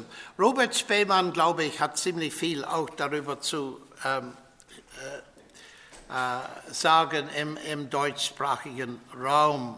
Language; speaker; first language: German; non-native, fluent; English